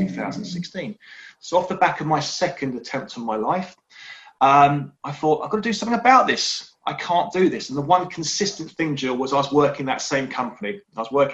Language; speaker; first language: English; native; English